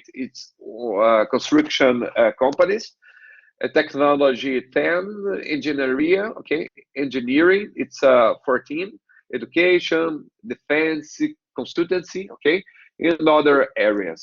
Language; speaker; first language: English; non-native, learner; Portuguese